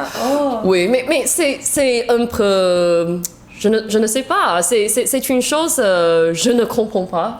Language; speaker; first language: French; non-native, learner; Chinese